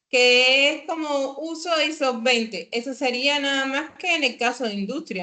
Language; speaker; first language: Spanish; native; Spanish